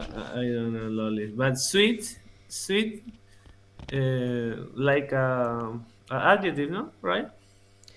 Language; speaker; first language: English; non-native, learner; Spanish